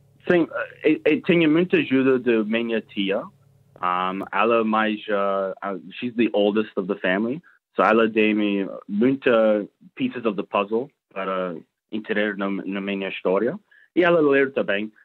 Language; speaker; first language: Portuguese; early bilingual, heritage; Portuguese